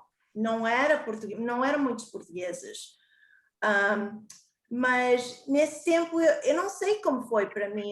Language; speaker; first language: Portuguese; early bilingual, heritage; Portuguese